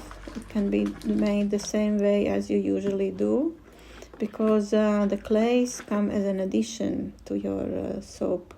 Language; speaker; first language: English; non-native, fluent; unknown